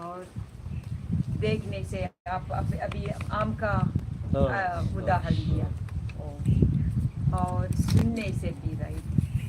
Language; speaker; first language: Hindi; non-native, local second language; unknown